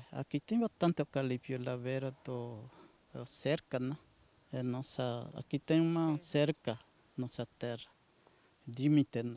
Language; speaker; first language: Portuguese; non-native, local second language; Guarani